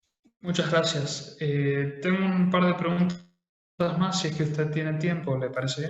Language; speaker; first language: Spanish; native; Spanish